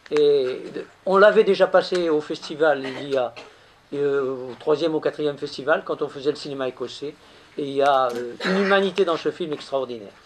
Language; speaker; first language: French; native; French